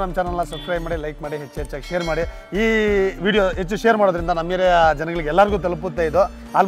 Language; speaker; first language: Kannada; native; Kannada